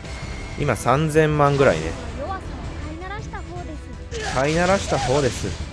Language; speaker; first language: Japanese; native; Japanese